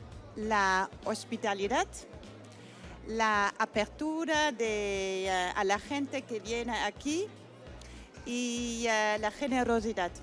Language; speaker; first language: Spanish; non-native, fluent; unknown